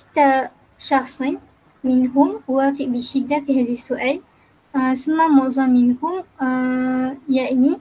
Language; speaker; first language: Arabic; non-native, learner; Malay